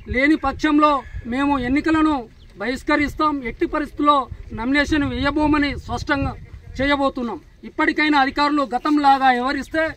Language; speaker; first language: Telugu; non-native, local second language; Lambadi